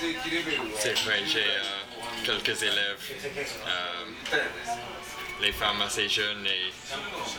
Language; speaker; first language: French; non-native, learner; English